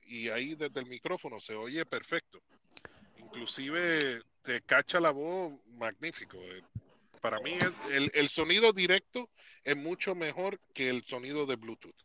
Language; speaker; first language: Spanish; native; Spanish